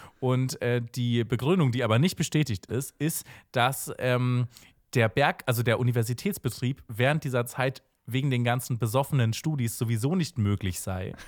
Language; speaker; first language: German; native; German